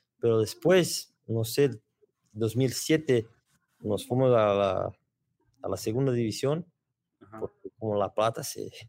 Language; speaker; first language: Spanish; non-native, learner; Portuguese